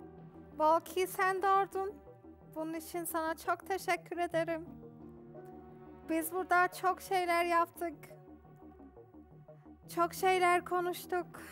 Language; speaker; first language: Turkish; non-native, learner; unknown